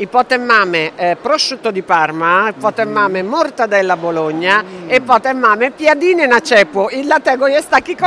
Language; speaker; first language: Polish; non-native, learner; Italian